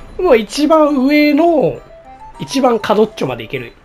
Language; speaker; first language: Japanese; native; Japanese